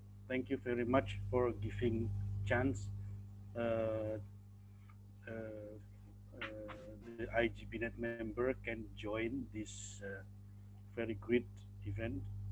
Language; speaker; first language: English; non-native, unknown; Indonesian